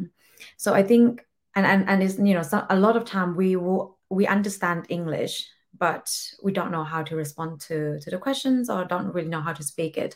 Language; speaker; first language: English; non-native, fluent; Thai